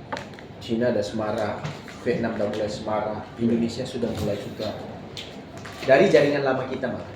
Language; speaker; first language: Indonesian; native; Indonesian